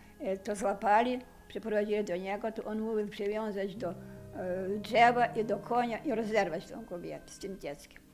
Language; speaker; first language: Polish; non-native, local second language; Ukrainian